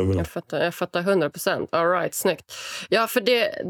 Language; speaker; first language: Swedish; native; Swedish